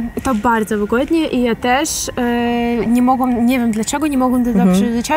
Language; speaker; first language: Polish; non-native, fluent; Ukrainian